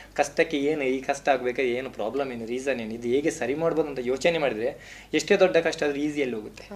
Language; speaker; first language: Kannada; non-native, local second language; Tulu